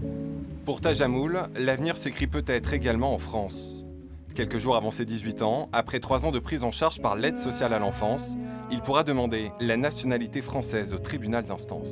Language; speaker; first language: French; native; French